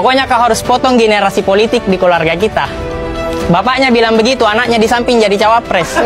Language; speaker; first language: Indonesian; native; Indonesian